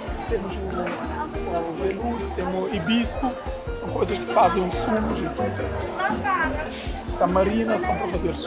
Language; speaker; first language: Portuguese; non-native, local second language; Kabuverdianu